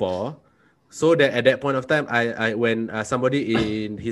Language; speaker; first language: English; non-native, local second language; Malay